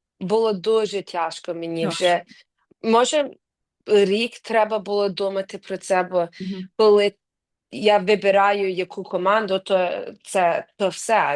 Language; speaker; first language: Ukrainian; early bilingual, heritage; Ukrainian